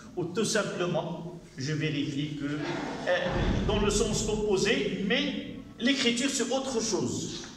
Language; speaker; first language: French; non-native, local second language; Arabic